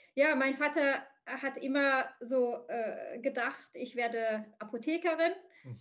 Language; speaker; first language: German; early bilingual, other home language; Arabic